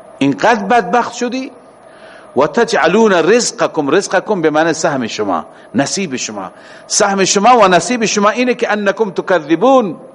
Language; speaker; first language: Persian; native; Persian